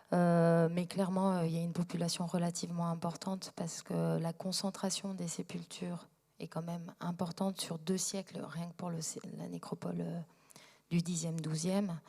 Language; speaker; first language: French; native; French